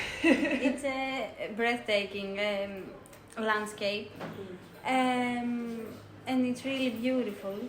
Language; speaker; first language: English; non-native, learner; Greek